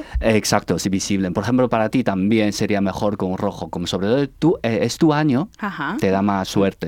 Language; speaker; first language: Spanish; non-native, learner; Chinese